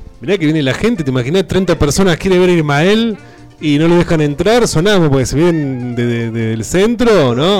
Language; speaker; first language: Spanish; native; Spanish